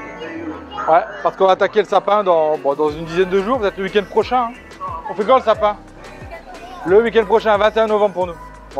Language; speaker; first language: French; native; French